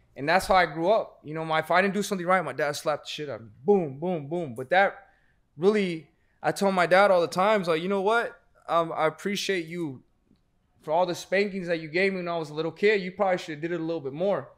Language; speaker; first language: English; native; English